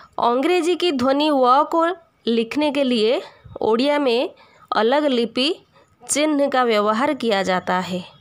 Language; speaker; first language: Hindi; non-native, local second language; Odia